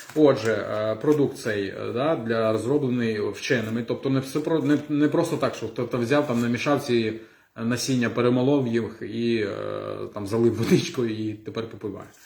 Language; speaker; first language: Ukrainian; non-native, local second language; Russian